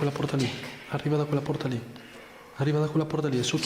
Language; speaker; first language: Italian; native; Italian